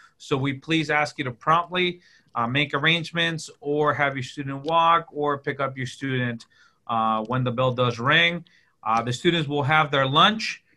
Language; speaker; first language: English; early bilingual, other home language; Spanish